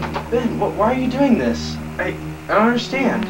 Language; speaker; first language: English; native; English